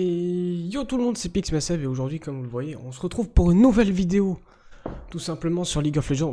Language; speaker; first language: French; native; French